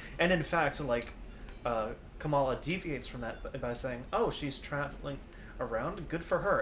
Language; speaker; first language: English; early bilingual, other home language; Spanish